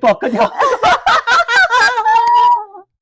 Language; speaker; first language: Norwegian; non-native, learner; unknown